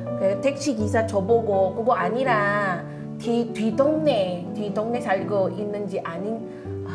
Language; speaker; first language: Korean; non-native, fluent; Filipino